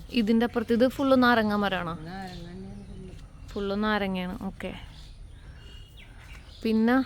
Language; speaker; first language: Malayalam; native; Malayalam